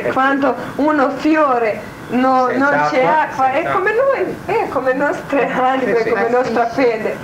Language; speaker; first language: Italian; non-native, learner; Croatian